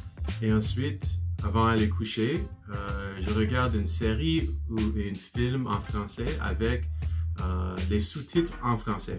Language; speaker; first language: French; non-native, learner; English